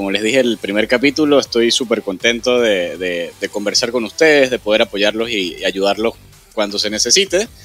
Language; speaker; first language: Spanish; native; Spanish